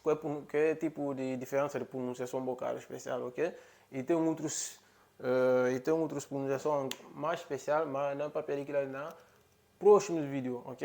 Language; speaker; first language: Portuguese; non-native, local second language; Upper Guinea Crioulo